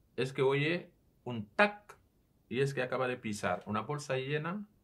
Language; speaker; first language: Spanish; non-native, fluent; Serer